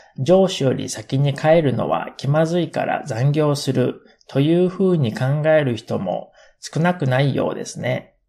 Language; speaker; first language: Japanese; native; Japanese